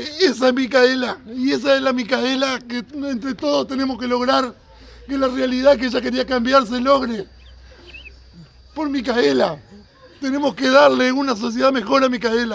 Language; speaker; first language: Spanish; native; Spanish